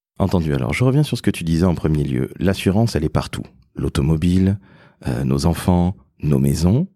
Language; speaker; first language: French; native; French